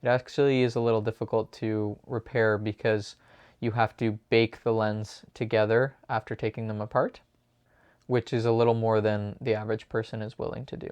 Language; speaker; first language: English; native; English